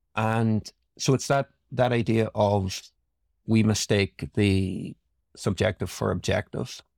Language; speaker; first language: English; native; English